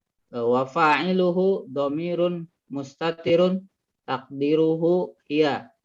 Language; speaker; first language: Arabic; non-native, learner; Indonesian